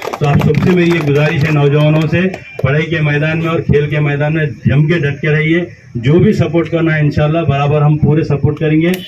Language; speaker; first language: Hindi; non-native, local second language; Urdu